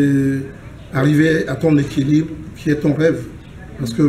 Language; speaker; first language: French; non-native, local second language; Ewe